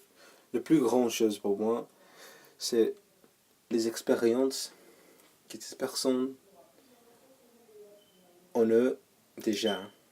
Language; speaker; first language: French; non-native, learner; English